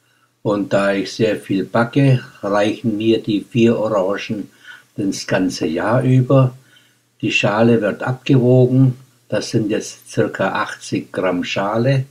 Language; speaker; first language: German; native; German